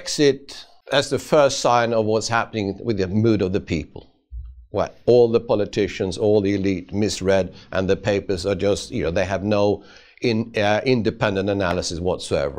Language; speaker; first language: English; non-native, fluent; Swedish